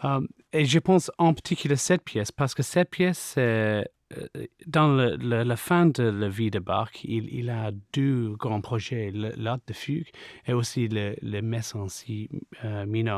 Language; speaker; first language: French; non-native, fluent; English